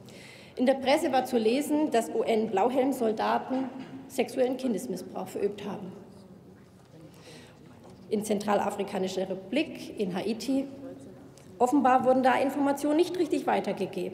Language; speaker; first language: German; native; German